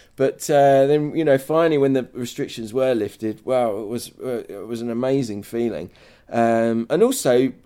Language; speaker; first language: English; native; English